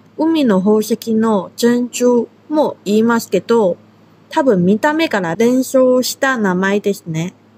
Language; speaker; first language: Japanese; non-native, fluent; Chinese